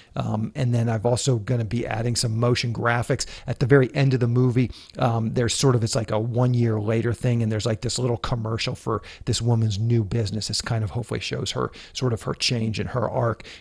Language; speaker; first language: English; native; English